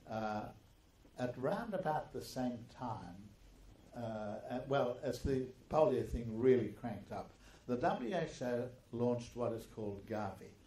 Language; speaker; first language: English; early bilingual, other home language; German